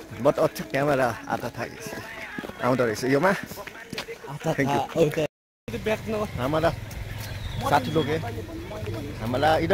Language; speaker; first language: Hindi; non-native, learner; Nepali